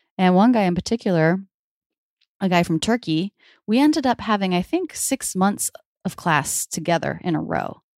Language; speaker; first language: English; native; English